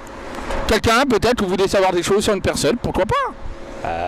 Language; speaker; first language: French; native; French